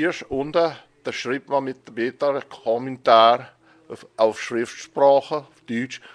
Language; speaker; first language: German; non-native, fluent; English